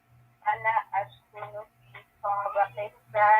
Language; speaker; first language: Arabic; non-native, learner; English